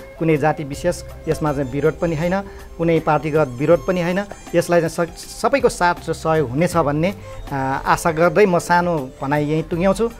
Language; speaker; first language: Nepali; non-native, local second language; Newari